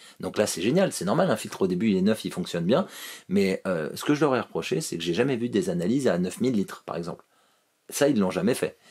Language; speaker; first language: French; native; French